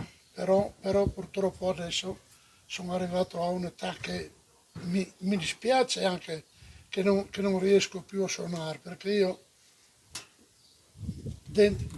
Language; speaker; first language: Italian; non-native, local second language; Friulian